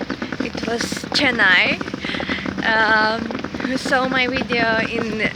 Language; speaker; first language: English; non-native, learner; Russian